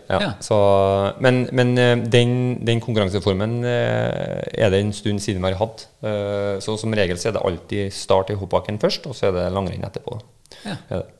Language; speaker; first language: Norwegian; native; Norwegian